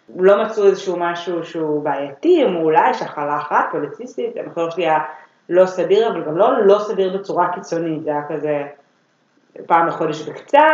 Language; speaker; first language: Hebrew; native; Hebrew